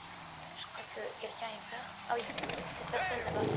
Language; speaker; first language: French; native; French